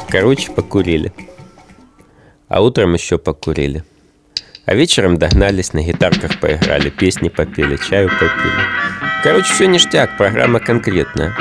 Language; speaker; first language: Russian; native; Russian